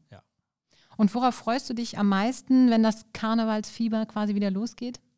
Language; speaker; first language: German; native; German